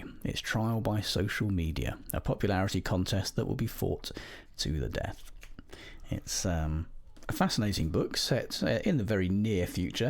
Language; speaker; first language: English; native; English